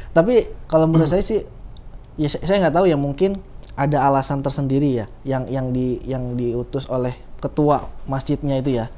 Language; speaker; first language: Indonesian; native; Indonesian